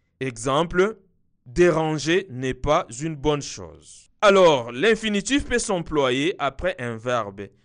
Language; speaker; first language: French; non-native, local second language; Kinyarwanda